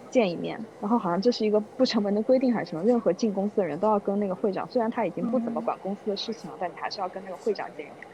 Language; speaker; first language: Chinese; native; Chinese